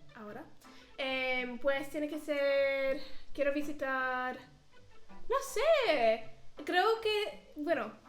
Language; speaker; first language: Spanish; non-native, learner; English